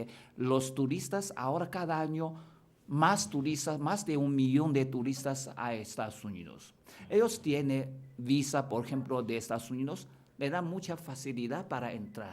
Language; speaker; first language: Spanish; non-native, fluent; Chinese